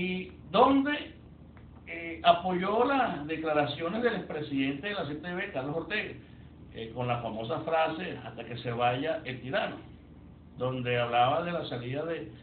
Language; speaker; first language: Spanish; native; Spanish